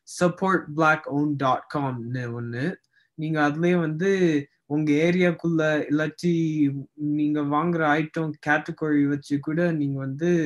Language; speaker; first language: Tamil; early bilingual, heritage; Tamil